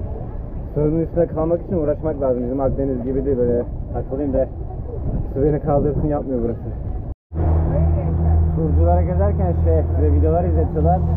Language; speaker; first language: Turkish; native; Turkish